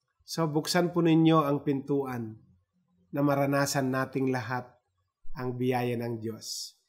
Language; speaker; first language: Filipino; native; Filipino